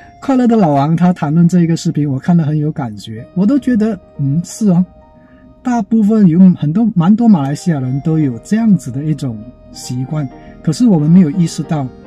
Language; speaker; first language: Chinese; native; Chinese